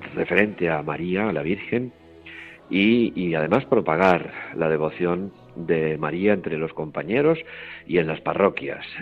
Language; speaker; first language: Spanish; native; Spanish